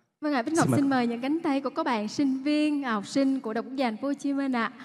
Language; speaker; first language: Vietnamese; native; Vietnamese